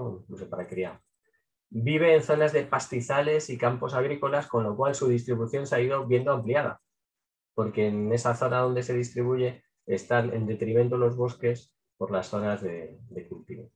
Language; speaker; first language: Spanish; native; Spanish